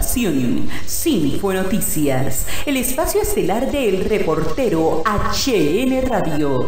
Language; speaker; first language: Spanish; native; Spanish